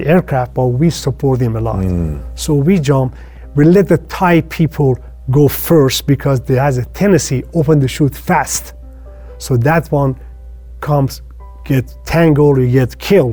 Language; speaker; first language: English; non-native, fluent; Persian